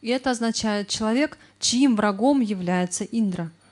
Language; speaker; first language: Russian; native; Russian